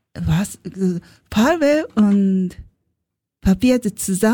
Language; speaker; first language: German; non-native, learner; Japanese